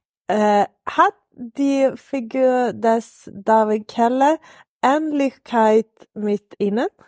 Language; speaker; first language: German; non-native, learner; Swedish